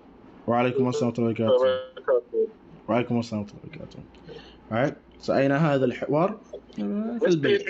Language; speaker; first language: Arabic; non-native, fluent; English